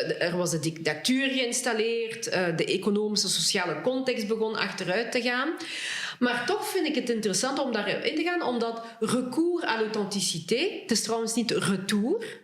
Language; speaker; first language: Dutch; early bilingual, other home language; Lingala